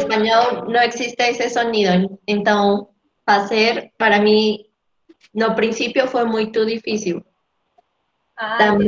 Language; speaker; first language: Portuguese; non-native, learner; Spanish